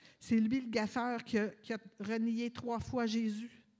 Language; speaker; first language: French; native; French